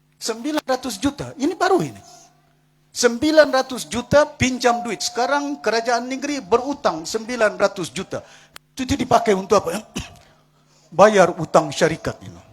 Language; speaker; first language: Malay; non-native, local second language; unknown